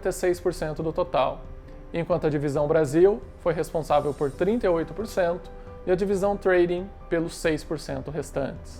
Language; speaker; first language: Portuguese; native; Portuguese